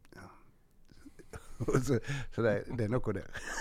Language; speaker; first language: Norwegian; native; Norwegian